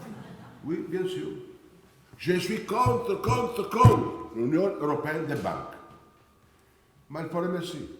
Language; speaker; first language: French; non-native, fluent; Italian